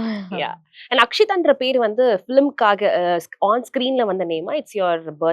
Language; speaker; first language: Tamil; native; Tamil